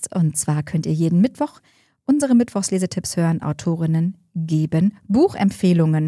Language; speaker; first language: German; native; German